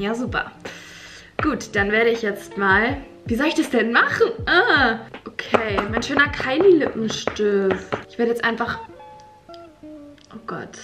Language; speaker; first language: German; native; German